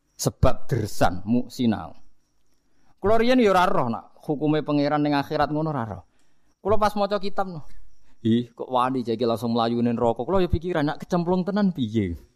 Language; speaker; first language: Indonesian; non-native, local second language; Javanese